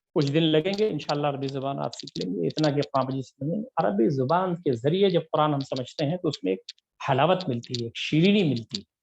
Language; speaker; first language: Urdu; native; Urdu